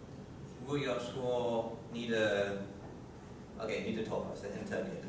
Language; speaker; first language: Chinese; non-native, learner; English